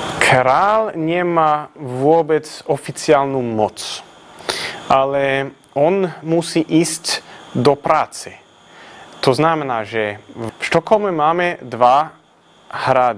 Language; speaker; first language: Slovak; non-native, fluent; Swedish